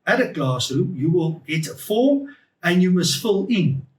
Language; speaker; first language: English; non-native, local second language; Afrikaans